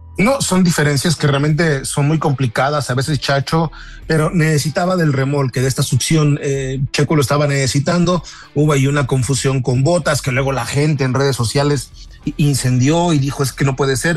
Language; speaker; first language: Spanish; native; Spanish